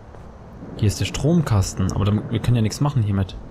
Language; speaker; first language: German; native; German